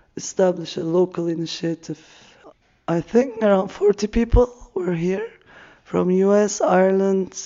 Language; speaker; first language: English; non-native, fluent; Turkish